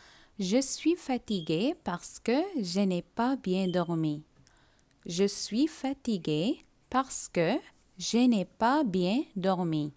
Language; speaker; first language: French; non-native, fluent; Tamil